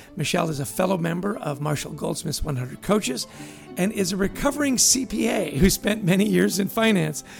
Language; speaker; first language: English; native; English